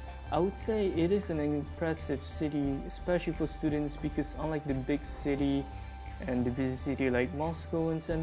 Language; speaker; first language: English; non-native, local second language; Malay